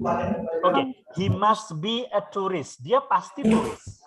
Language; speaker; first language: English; non-native, fluent; Indonesian